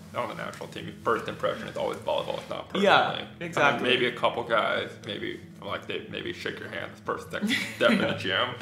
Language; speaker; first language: English; native; English